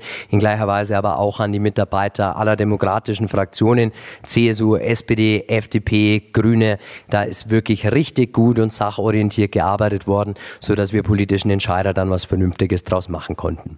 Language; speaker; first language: German; native; German